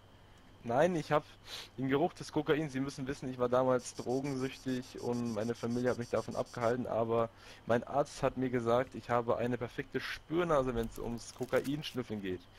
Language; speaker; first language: German; native; German